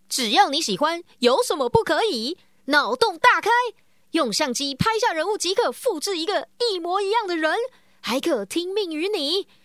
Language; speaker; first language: Chinese; native; Chinese